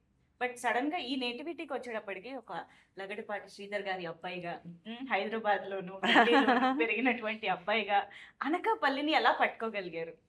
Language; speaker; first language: Telugu; native; Telugu